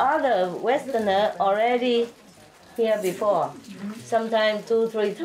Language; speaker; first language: English; non-native, learner; Vietnamese